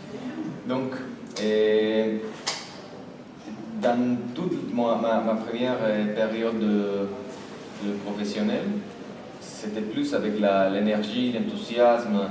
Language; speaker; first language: French; non-native, fluent; Spanish